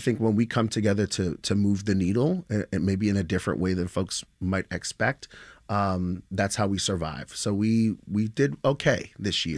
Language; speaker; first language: English; native; English